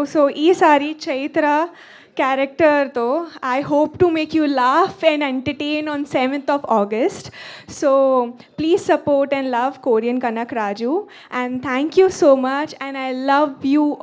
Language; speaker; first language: Telugu; non-native, local second language; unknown